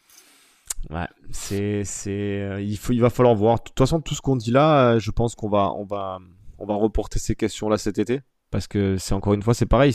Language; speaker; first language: French; native; French